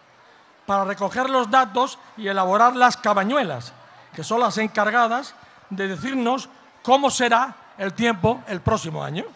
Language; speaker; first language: Spanish; native; Spanish